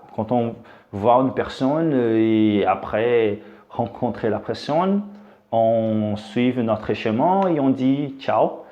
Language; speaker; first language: French; non-native, fluent; Portuguese